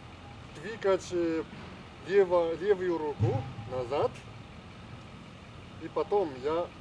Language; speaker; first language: Russian; non-native, learner; Chinese